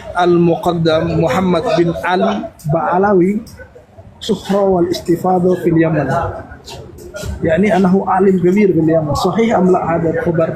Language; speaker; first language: Arabic; non-native, learner; Indonesian